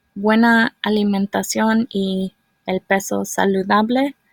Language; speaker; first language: Spanish; non-native, learner; English